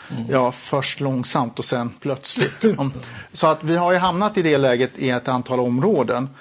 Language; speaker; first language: Swedish; early bilingual, other home language; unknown